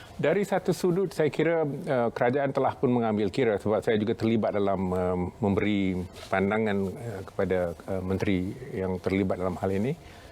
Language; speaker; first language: Malay; non-native, local second language; Tamil